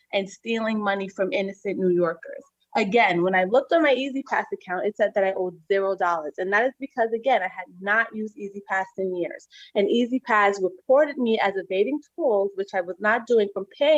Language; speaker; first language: English; native; English